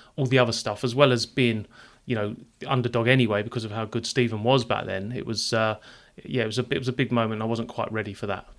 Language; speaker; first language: English; native; English